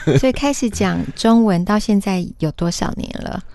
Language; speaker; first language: Chinese; native; Chinese